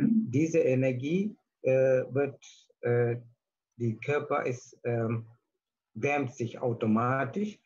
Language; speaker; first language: German; non-native, learner; Tamil